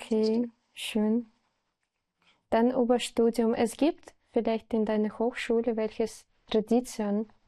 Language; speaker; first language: German; non-native, learner; Spanish